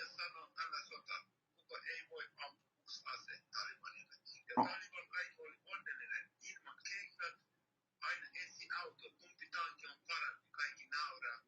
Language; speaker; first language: Finnish; non-native, learner; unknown